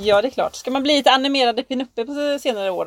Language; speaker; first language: Swedish; native; Swedish